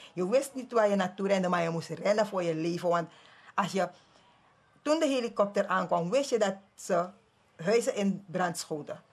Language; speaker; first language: Dutch; non-native, local second language; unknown